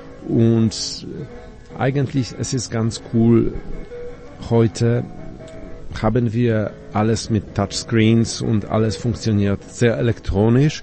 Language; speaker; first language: German; non-native, fluent; Polish